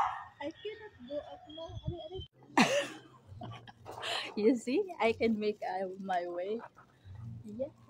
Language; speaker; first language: English; non-native, learner; Filipino